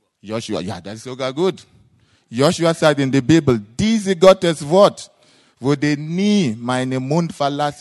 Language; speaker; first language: German; non-native, fluent; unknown